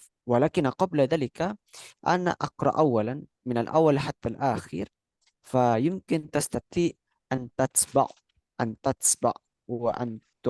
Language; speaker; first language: Arabic; non-native, fluent; Indonesian